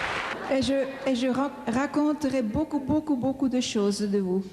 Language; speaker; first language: French; non-native, fluent; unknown